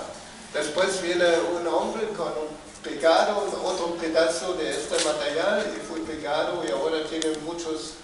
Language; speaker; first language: Spanish; non-native, fluent; German